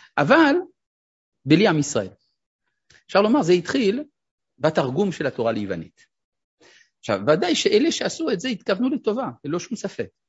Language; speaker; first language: Hebrew; non-native, fluent; French